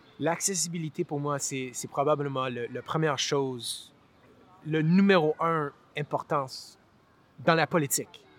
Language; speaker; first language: French; non-native, local second language; English